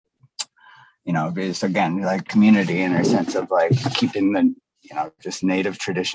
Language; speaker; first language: English; native; English